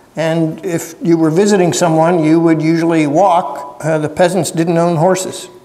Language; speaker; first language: English; native; English